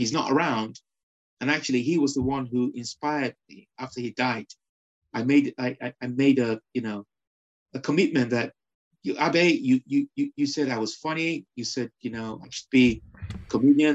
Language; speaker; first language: English; non-native, local second language; Yoruba